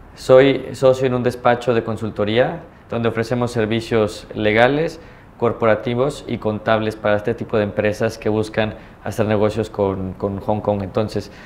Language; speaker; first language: Spanish; native; Spanish